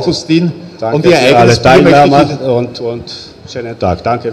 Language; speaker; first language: German; non-native, fluent; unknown